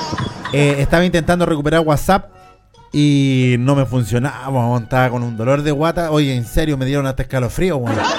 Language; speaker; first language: Spanish; native; Spanish